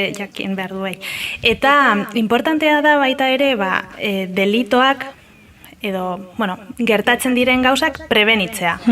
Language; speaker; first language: Basque; non-native, local second language; Spanish